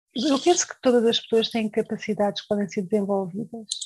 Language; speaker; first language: Portuguese; native; Portuguese